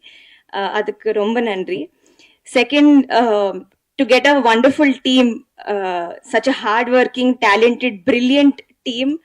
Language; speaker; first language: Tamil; non-native, learner; Telugu